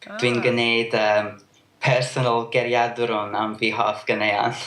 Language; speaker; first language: Welsh; non-native, learner; English